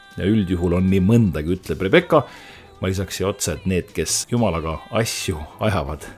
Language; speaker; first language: Estonian; native; Estonian